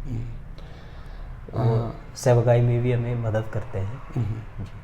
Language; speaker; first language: Hindi; non-native, local second language; Malayalam